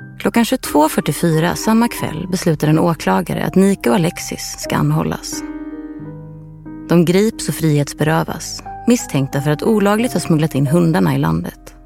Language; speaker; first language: Swedish; native; Swedish